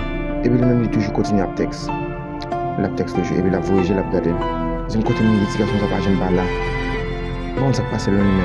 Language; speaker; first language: French; non-native, learner; Haitian Creole